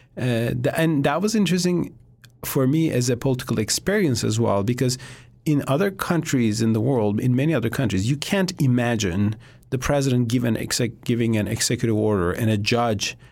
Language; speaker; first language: English; non-native, fluent; Turkish